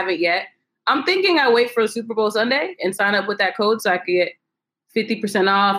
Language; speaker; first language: English; native; English